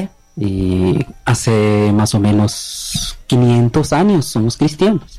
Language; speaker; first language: Spanish; non-native, learner; Bangla